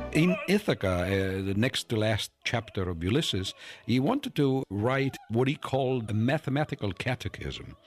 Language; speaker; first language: English; non-native, fluent; Italian